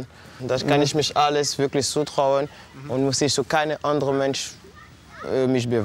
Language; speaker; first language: German; non-native, fluent; French